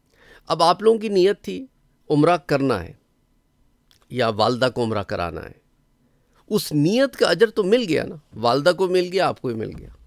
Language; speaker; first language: Urdu; native; Urdu